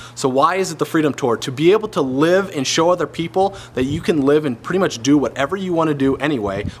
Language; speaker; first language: English; native; English